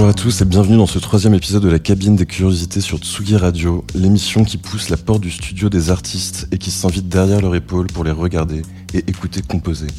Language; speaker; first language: French; native; French